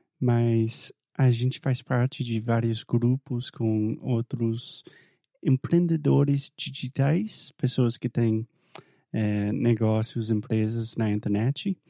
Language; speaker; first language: Portuguese; non-native, fluent; English